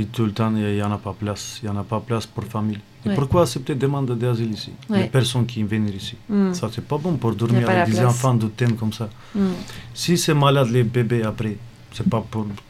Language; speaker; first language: French; non-native, learner; Romany